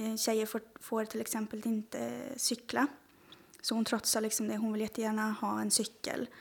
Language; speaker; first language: Swedish; native; Swedish